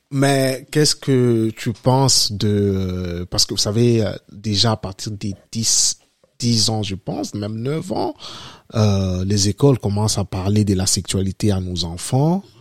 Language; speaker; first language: French; non-native, local second language; Lingala